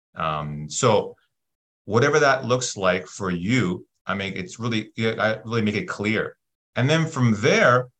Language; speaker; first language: English; native; English